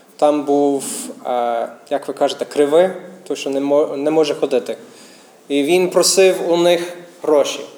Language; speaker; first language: Ukrainian; non-native, fluent; English